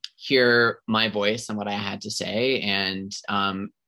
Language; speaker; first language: English; native; English